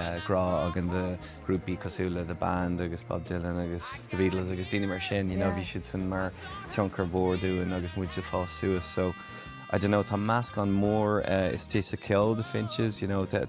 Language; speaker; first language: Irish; non-native, local second language; English